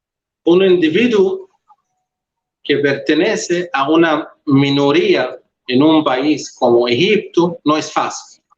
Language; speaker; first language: Spanish; non-native, local second language; Arabic